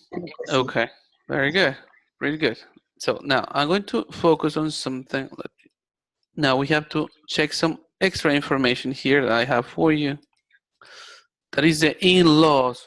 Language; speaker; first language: English; non-native, fluent; Spanish